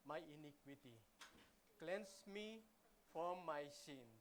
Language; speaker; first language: English; non-native, local second language; Filipino